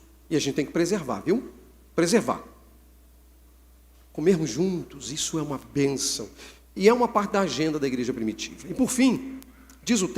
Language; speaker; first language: Portuguese; native; Portuguese